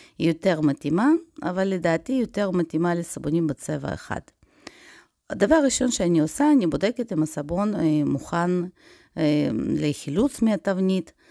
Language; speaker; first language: Hebrew; non-native, fluent; Russian